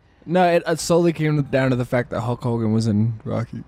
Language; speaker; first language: English; native; English